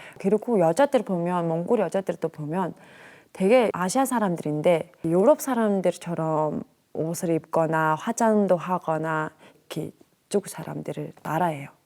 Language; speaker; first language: Korean; non-native, fluent; Mongolian